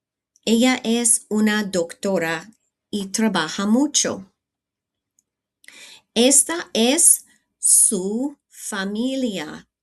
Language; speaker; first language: Spanish; non-native, fluent; English